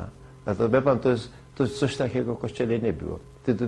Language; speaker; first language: Polish; non-native, learner; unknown